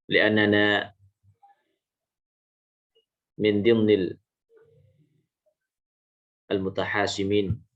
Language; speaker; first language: Arabic; non-native, fluent; Indonesian